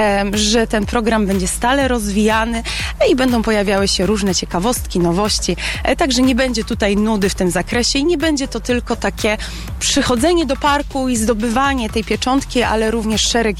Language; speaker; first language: Polish; native; Polish